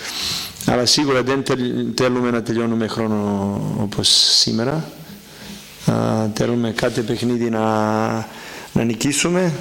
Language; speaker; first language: Greek; non-native, fluent; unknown